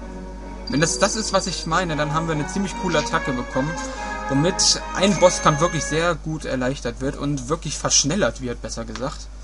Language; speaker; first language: German; native; German